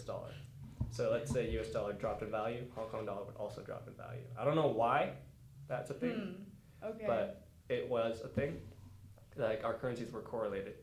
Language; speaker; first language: English; non-native, local second language; Cantonese